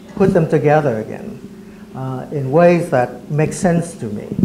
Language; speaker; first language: English; early bilingual, other home language; Vietnamese